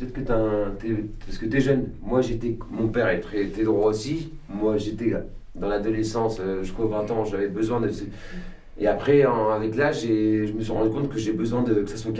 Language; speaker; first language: French; native; French